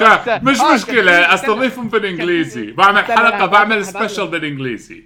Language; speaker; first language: Arabic; native; Arabic